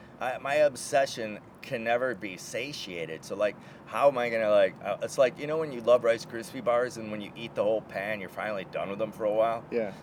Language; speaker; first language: English; native; English